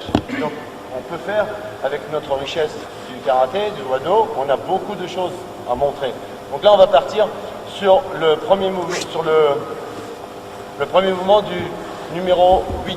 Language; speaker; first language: French; native; French